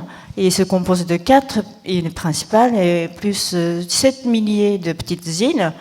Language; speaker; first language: French; non-native, fluent; Japanese